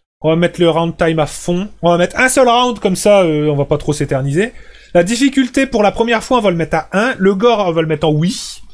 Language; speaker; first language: French; native; French